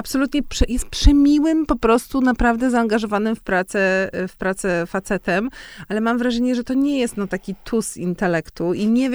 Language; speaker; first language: Polish; native; Polish